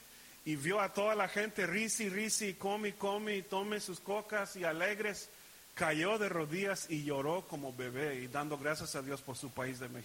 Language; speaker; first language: Spanish; early bilingual, heritage; Spanish